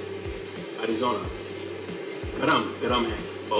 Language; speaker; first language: Hindi; non-native, learner; English